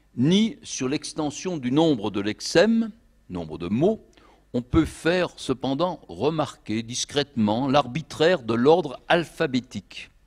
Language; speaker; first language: French; native; French